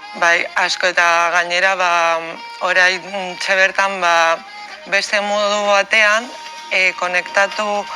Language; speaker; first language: Basque; non-native, local second language; Spanish